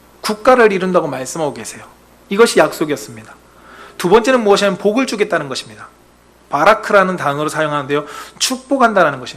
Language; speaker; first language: Korean; native; Korean